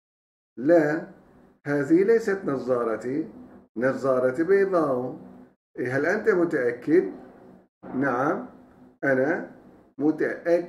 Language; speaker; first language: Arabic; non-native, fluent; Turkish